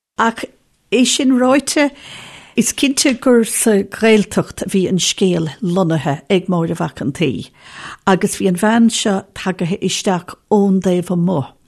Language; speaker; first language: Irish; native; Irish